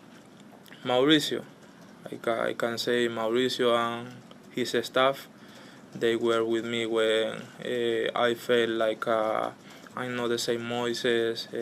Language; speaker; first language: English; non-native, learner; Spanish